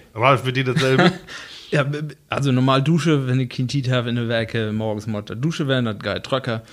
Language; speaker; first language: German; native; German